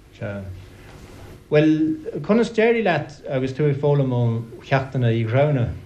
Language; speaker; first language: Irish; non-native, local second language; English